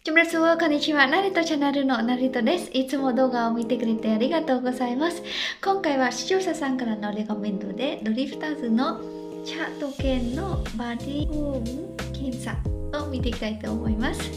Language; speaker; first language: Japanese; non-native, learner; Khmer